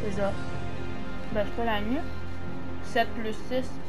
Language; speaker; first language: French; native; French